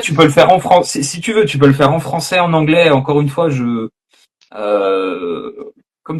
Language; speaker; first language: French; native; French